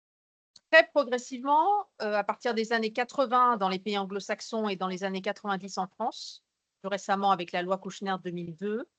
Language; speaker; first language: French; native; French